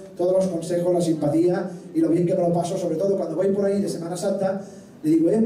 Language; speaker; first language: Spanish; non-native, local second language; Catalan